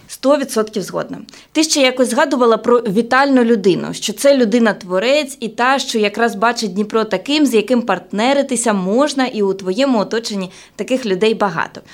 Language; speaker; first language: Ukrainian; native; Ukrainian